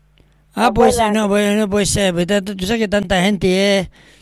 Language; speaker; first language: Spanish; native; Spanish